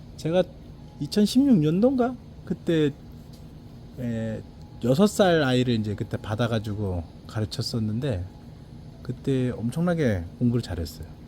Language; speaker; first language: Korean; native; Korean